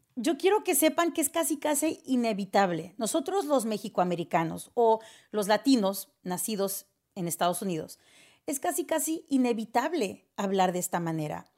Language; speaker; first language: Spanish; early bilingual, heritage; Spanish